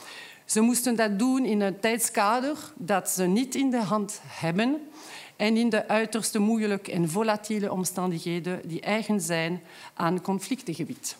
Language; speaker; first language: Dutch; non-native, local second language; French